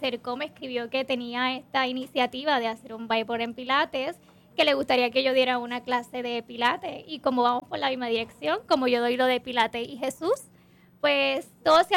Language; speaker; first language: Spanish; native; Spanish